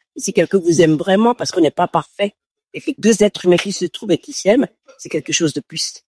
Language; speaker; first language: French; non-native, local second language; Fon